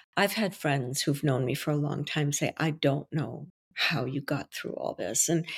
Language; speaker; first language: English; non-native, fluent; French